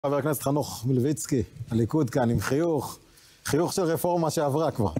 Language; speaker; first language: Hebrew; native; Hebrew